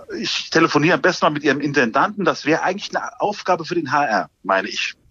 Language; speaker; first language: German; native; German